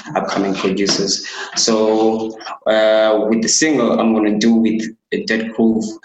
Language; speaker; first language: English; non-native, local second language; Xhosa